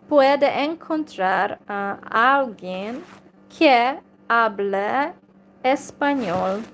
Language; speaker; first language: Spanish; non-native, learner; Hungarian